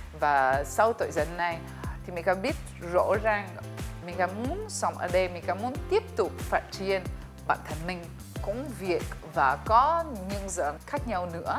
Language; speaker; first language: Vietnamese; non-native, fluent; Russian